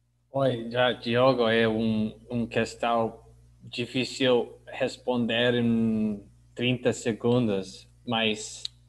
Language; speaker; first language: Portuguese; non-native, learner; English